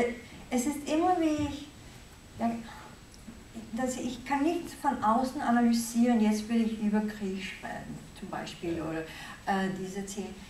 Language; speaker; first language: German; non-native, fluent; Danish